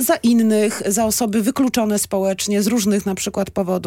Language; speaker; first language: Polish; native; Polish